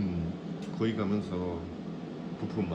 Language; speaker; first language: Korean; non-native, learner; French